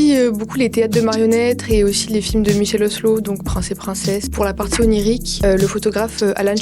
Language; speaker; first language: French; native; French